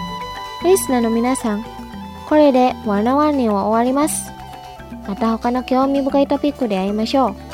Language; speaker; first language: Japanese; non-native, fluent; Indonesian